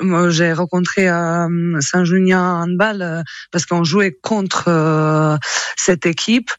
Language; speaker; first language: French; non-native, fluent; Croatian